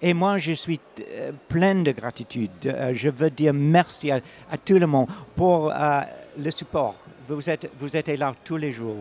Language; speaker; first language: French; non-native, learner; English